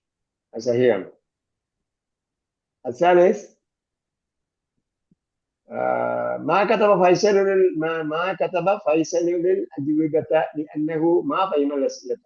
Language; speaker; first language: Arabic; non-native, fluent; Malayalam